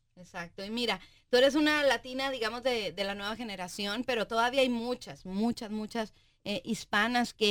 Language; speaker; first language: Spanish; native; Spanish